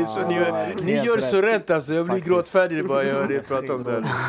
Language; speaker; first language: Swedish; native; Swedish